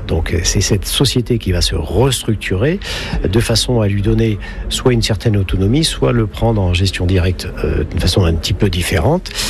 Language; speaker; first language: French; native; French